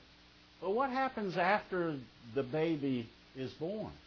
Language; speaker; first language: English; native; English